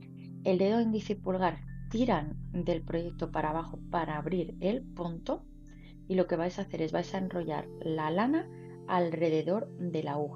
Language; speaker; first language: Spanish; native; Spanish